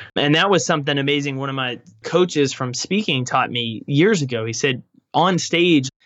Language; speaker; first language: English; native; English